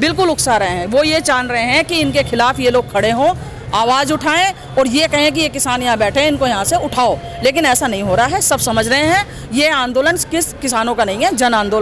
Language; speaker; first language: Hindi; native; Hindi